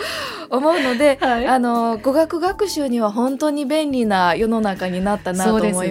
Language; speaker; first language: Japanese; native; Japanese